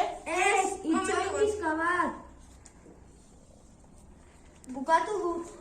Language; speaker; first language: Basque; non-native, learner; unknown